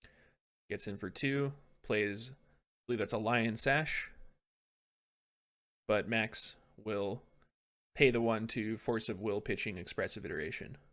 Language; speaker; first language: English; native; English